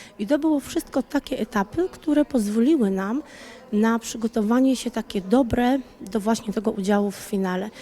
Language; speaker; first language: Polish; native; Polish